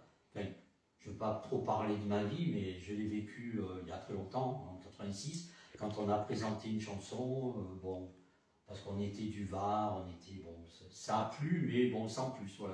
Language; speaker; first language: French; native; French